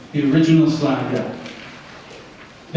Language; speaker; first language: English; native; English